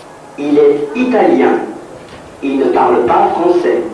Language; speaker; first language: French; non-native, learner; Arabic